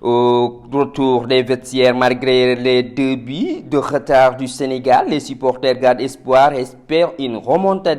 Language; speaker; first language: French; non-native, local second language; Wolof